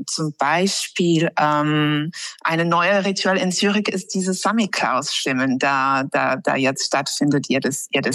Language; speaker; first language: German; non-native, fluent; English